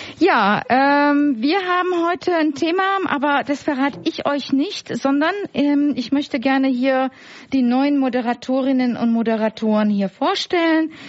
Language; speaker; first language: German; native; German